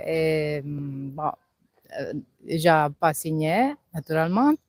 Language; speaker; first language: French; non-native, learner; Italian